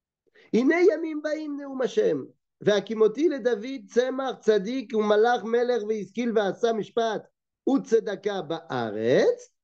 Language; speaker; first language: Hebrew; non-native, fluent; French